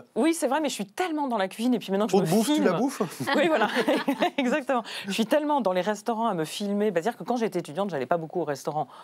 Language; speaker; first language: French; native; French